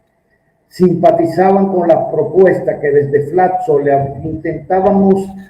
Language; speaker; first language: Spanish; native; Spanish